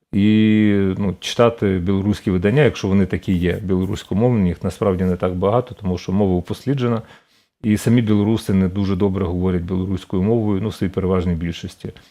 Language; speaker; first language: Ukrainian; native; Ukrainian